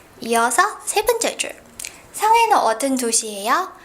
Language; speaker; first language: Korean; non-native, fluent; Chinese